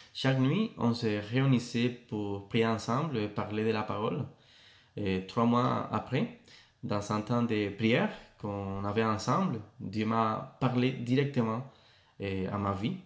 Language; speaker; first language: French; non-native, fluent; Spanish